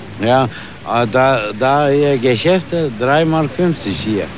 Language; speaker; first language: German; non-native, learner; Turkish